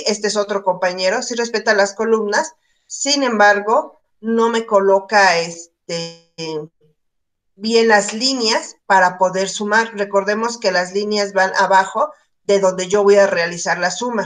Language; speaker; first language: Spanish; native; Spanish